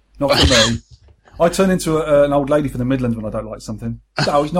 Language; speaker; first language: English; native; English